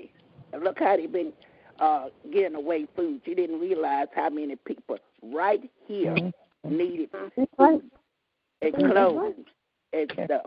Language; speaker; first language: English; native; English